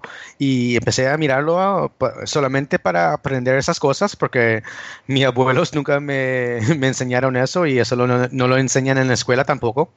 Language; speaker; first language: Spanish; early bilingual, heritage; English